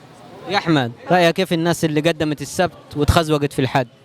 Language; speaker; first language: Arabic; native; Arabic